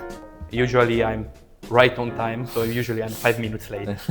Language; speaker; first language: English; early bilingual, other home language; Italian